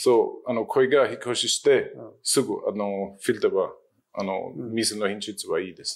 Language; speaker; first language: Japanese; non-native, learner; German